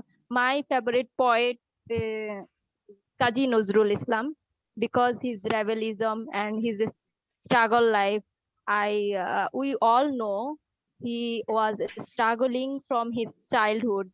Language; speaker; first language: English; non-native, learner; Bangla